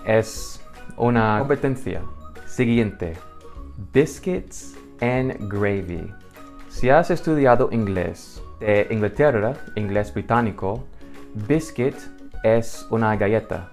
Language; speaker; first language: Spanish; non-native, fluent; English